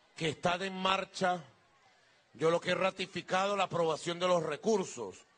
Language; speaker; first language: Spanish; native; Spanish